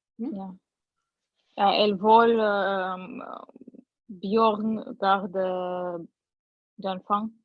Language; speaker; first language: French; non-native, learner; Russian